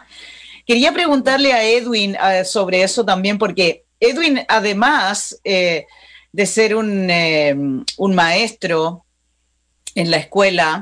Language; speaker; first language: Spanish; native; Spanish